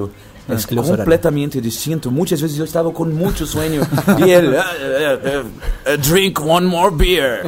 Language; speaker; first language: Spanish; non-native, fluent; Portuguese